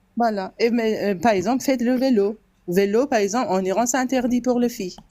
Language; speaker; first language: French; non-native, fluent; Persian